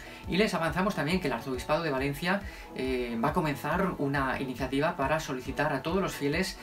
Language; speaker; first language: Spanish; native; Spanish